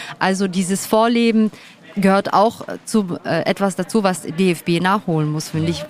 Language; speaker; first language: German; early bilingual, other home language; Turkish